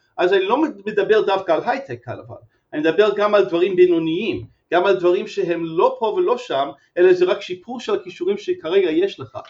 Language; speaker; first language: Hebrew; non-native, fluent; English